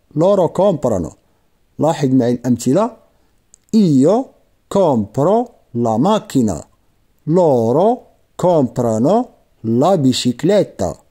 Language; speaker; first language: Italian; non-native, fluent; Arabic